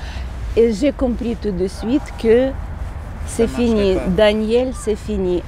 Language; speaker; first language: French; non-native, fluent; Ukrainian